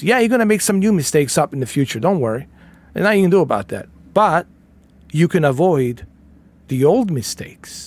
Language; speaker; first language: English; native; English